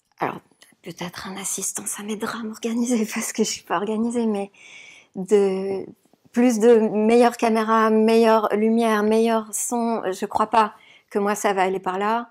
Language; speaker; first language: French; native; French